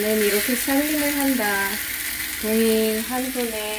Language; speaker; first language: Korean; non-native, fluent; Russian